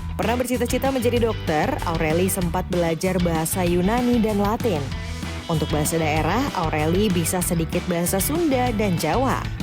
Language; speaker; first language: Indonesian; native; Indonesian